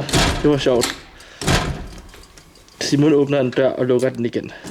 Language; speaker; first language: Danish; native; Danish